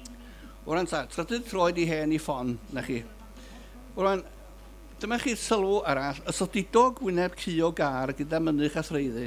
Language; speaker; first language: Welsh; native; Welsh